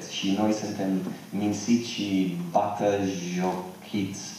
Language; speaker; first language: Romanian; non-native, fluent; English